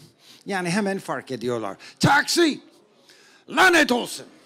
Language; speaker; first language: Turkish; non-native, fluent; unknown